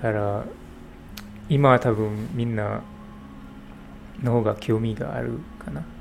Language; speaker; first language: Japanese; non-native, learner; English